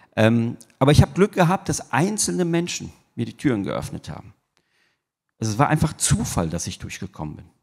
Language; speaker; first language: German; early bilingual, other home language; Turkish